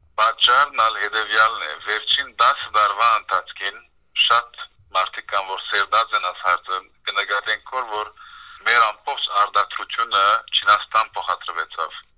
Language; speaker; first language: Armenian; early bilingual, heritage; Armenian